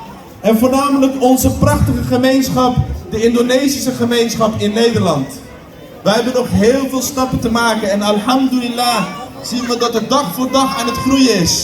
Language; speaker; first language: Dutch; early bilingual, other home language; Indonesian